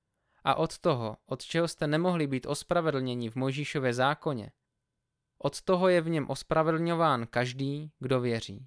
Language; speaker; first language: Czech; native; Czech